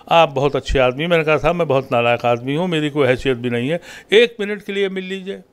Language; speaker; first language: Urdu; native; Urdu